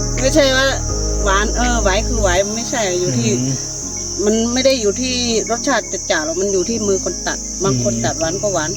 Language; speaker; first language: Thai; native; Thai